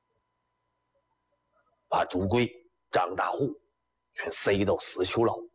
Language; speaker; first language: Chinese; native; Chinese